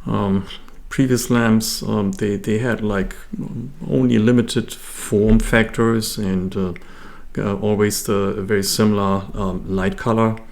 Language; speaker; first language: English; non-native, fluent; German